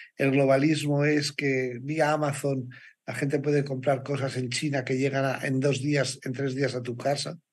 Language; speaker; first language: Spanish; native; Spanish